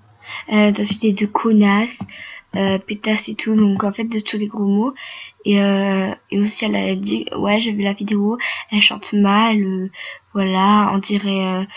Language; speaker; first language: French; native; French